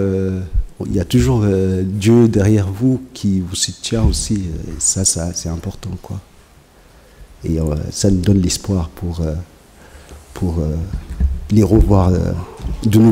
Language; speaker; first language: French; non-native, fluent; Tigrinya